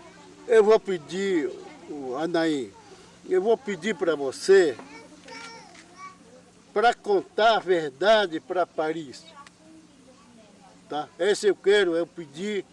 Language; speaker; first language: Portuguese; non-native, local second language; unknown